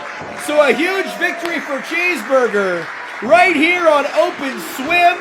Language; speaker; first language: English; native; English